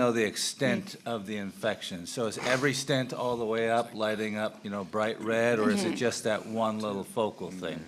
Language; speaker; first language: English; native; English